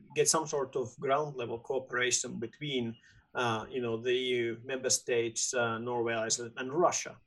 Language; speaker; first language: English; non-native, fluent; Finnish